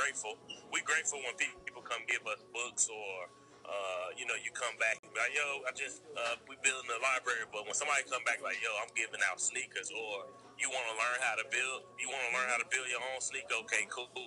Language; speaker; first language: English; native; English